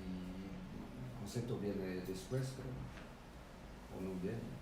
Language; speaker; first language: Spanish; non-native, fluent; French